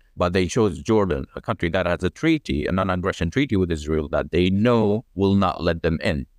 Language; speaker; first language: English; non-native, fluent; Arabic